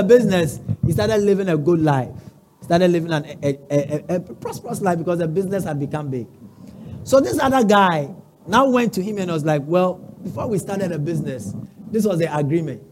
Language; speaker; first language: English; non-native, local second language; Ga